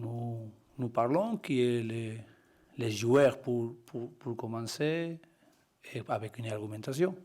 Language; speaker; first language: French; non-native, learner; Spanish